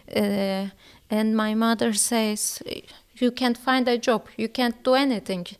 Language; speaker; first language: English; non-native, learner; Turkish